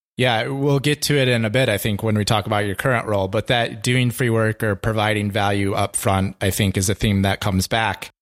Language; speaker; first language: English; native; English